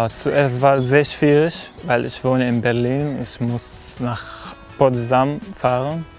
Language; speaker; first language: German; non-native, learner; Arabic